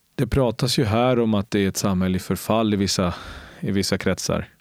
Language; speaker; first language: Swedish; early bilingual, other home language; Spanish